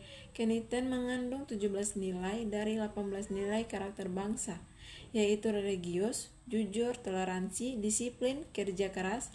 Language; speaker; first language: Indonesian; native; Indonesian